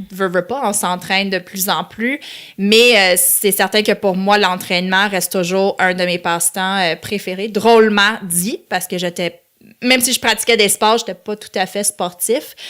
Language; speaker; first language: French; non-native, local second language; Italian